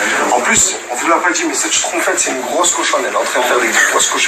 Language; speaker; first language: French; native; French